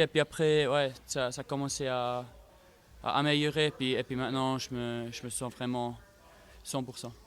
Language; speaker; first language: French; non-native, fluent; German